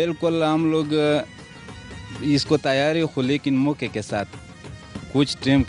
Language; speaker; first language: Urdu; non-native, local second language; Pashto